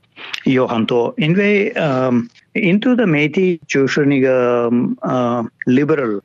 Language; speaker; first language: Chinese; non-native, fluent; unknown